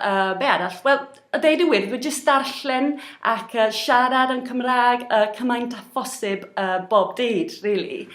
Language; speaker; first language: Welsh; non-native, learner; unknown